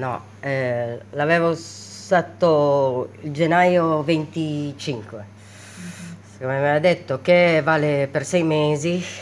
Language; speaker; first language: Italian; non-native, learner; Filipino